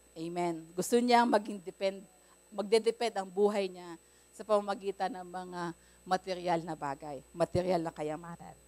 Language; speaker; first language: Filipino; native; Filipino